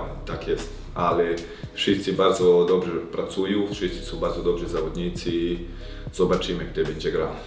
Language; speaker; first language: Polish; non-native, learner; Croatian